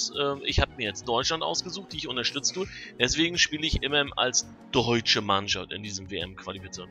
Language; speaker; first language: German; native; German